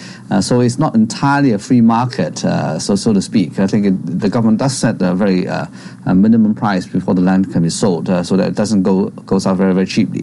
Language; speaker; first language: English; non-native, local second language; Cantonese